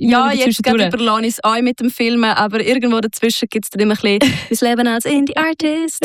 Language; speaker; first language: German; native; German